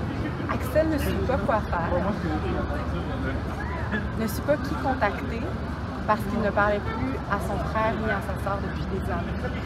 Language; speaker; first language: French; native; French